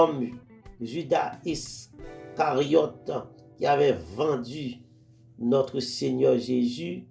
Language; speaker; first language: French; non-native, local second language; Haitian Creole